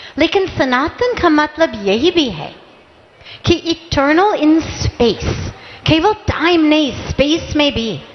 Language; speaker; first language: Hindi; non-native, fluent; English